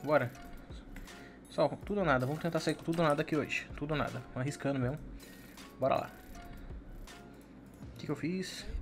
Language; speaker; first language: Portuguese; native; Portuguese